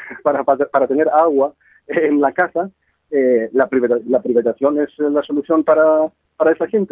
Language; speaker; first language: Spanish; non-native, fluent; Greek